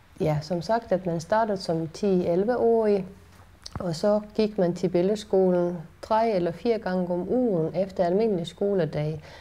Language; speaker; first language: Danish; non-native, fluent; Estonian